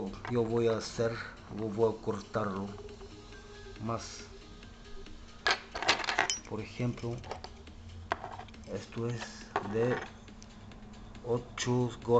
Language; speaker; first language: Spanish; non-native, fluent; Bulgarian